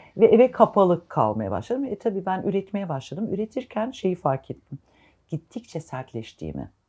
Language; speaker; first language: Turkish; early bilingual, heritage; Turkish